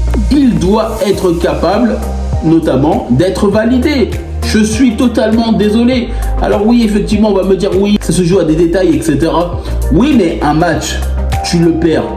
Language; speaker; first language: French; native; French